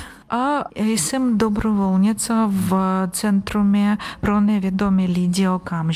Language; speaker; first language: Czech; non-native, learner; Ukrainian